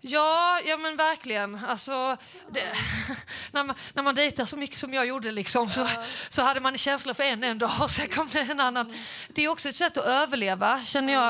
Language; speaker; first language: Swedish; native; Swedish